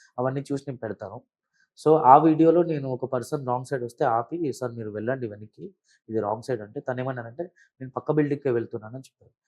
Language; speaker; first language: Telugu; early bilingual, heritage; Telugu